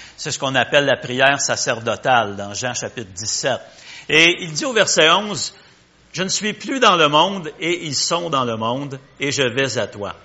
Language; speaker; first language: French; native; French